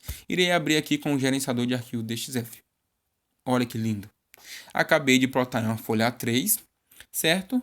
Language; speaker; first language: Portuguese; native; Portuguese